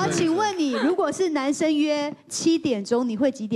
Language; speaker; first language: Chinese; native; Chinese